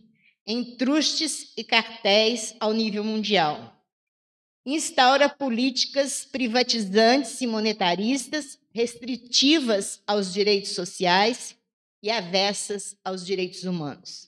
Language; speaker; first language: Portuguese; native; Portuguese